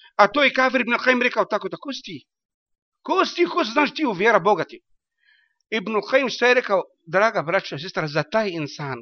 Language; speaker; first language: Bosnian; non-native, learner; Arabic